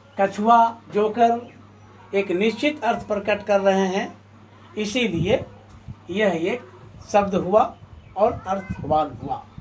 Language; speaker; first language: Hindi; native; Hindi